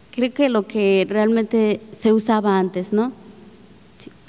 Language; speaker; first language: Spanish; native; Spanish